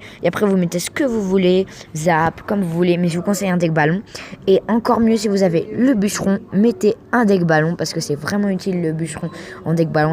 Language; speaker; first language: French; native; French